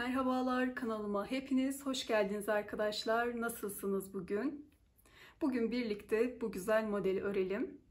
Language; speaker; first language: Turkish; native; Turkish